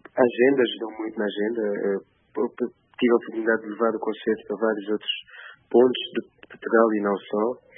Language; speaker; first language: Portuguese; non-native, local second language; Kabuverdianu